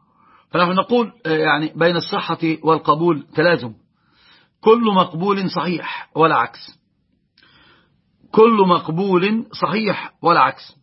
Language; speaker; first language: Arabic; native; Arabic